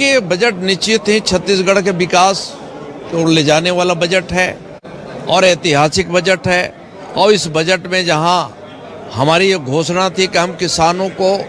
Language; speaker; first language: Hindi; native; Hindi